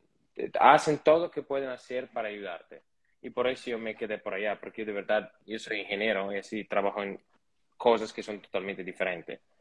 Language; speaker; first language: Spanish; non-native, fluent; Italian